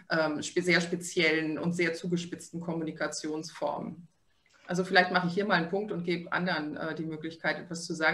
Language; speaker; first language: German; native; German